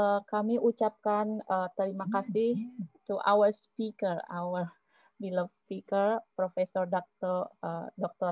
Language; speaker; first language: English; non-native, fluent; Indonesian